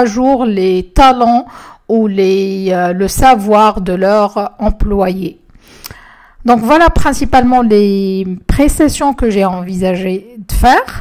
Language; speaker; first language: French; non-native, local second language; Arabic